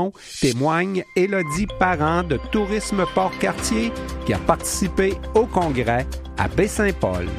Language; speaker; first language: French; native; French